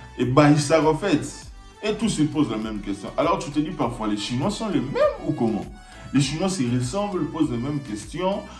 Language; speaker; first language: French; non-native, local second language; Lingala